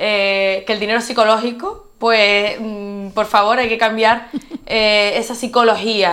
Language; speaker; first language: Spanish; native; Spanish